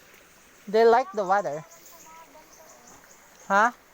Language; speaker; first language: English; non-native, local second language; Filipino